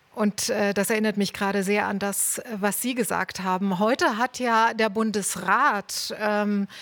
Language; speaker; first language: German; native; German